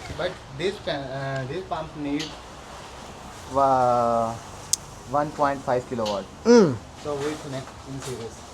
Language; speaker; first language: English; non-native, learner; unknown